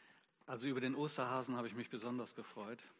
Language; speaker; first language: German; native; German